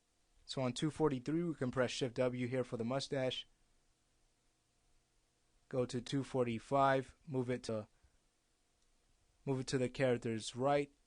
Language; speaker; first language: English; native; English